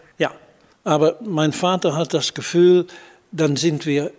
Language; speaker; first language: German; non-native, fluent; Dutch